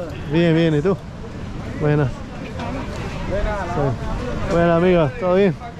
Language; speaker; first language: Spanish; non-native, learner; English